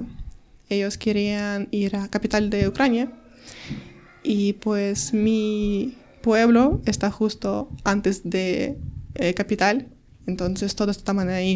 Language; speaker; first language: Spanish; non-native, learner; Ukrainian